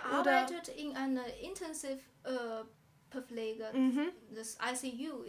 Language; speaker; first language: German; non-native, learner; Chinese